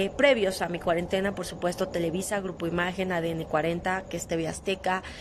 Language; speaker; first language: Spanish; native; Spanish